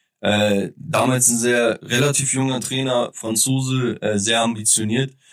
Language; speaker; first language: German; early bilingual, other home language; Turkish